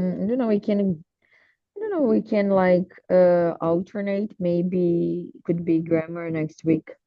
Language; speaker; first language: English; non-native, learner; Portuguese